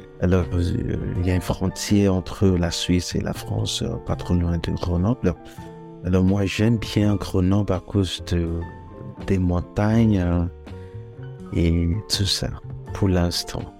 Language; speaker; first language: French; non-native, fluent; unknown